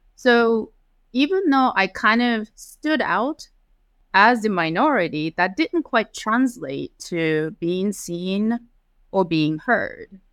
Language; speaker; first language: English; early bilingual, other home language; Japanese